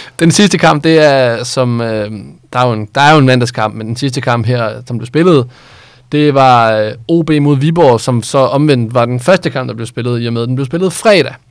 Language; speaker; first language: Danish; native; Danish